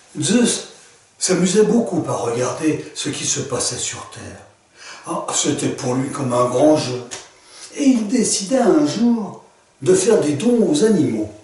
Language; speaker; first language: French; native; French